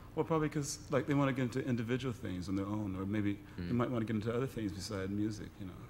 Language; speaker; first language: English; native; English